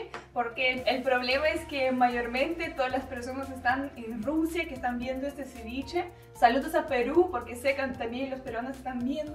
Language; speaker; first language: Spanish; non-native, learner; Russian